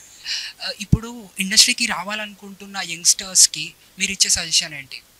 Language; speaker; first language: Telugu; native; Telugu